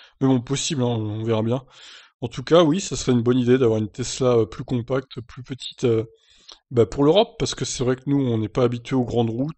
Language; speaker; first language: French; native; French